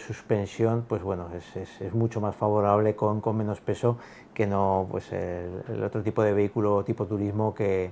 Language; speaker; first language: Spanish; native; Spanish